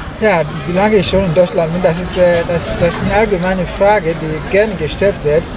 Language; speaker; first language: German; non-native, fluent; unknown